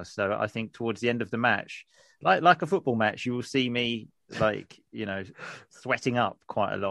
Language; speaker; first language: English; native; English